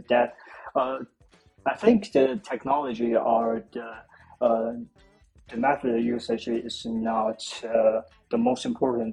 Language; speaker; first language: English; non-native, fluent; Chinese